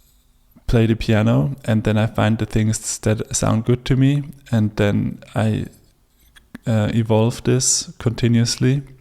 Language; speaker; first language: English; non-native, fluent; German